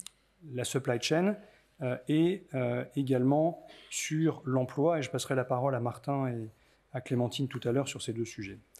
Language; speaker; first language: French; native; French